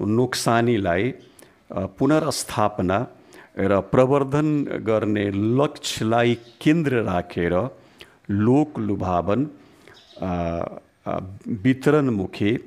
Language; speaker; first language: Nepali; non-native, local second language; Bhojpuri